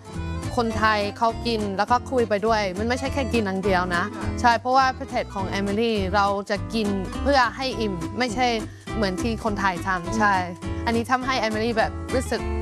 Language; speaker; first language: Thai; non-native, fluent; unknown